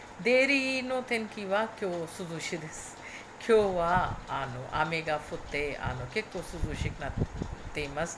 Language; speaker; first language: Japanese; non-native, fluent; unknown